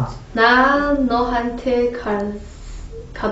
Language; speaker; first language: Korean; non-native, learner; Chinese